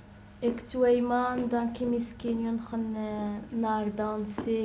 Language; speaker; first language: Dutch; non-native, learner; Arabic